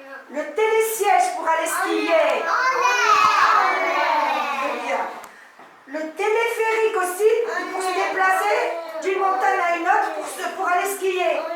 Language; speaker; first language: French; non-native, local second language; Arabic